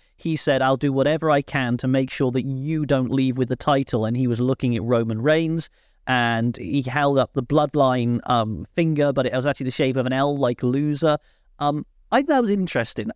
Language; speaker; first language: English; native; English